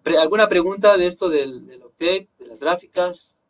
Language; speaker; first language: Spanish; native; Spanish